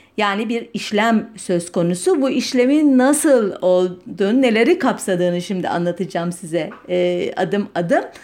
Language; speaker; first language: Turkish; native; Turkish